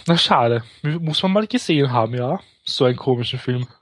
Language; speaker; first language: German; native; German